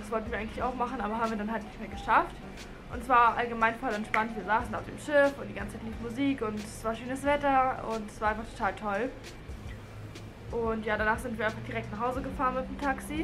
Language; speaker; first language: German; native; German